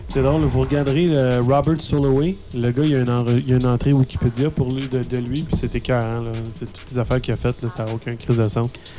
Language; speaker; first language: French; native; French